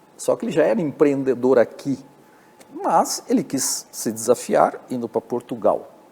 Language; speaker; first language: Portuguese; native; Portuguese